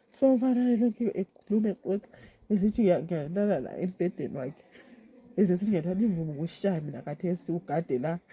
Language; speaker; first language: Zulu; native; Zulu